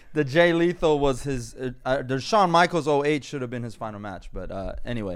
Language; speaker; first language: English; non-native, fluent; Persian